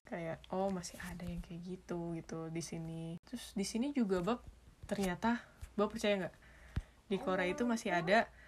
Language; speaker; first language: Indonesian; native; Indonesian